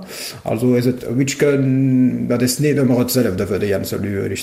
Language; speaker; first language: German; non-native, local second language; French